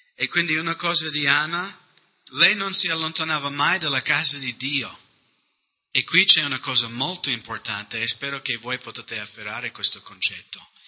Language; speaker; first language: Italian; non-native, fluent; English